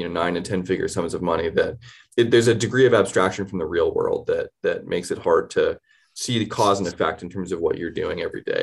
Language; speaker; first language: English; native; English